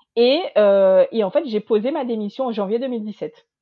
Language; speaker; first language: French; native; French